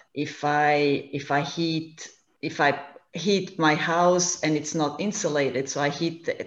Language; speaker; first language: English; non-native, fluent; German